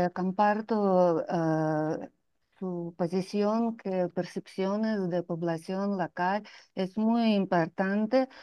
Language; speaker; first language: Spanish; non-native, fluent; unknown